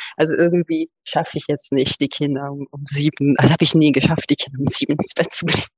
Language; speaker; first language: German; non-native, fluent; Italian